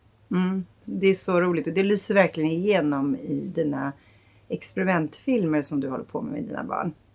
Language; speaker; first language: Swedish; native; Swedish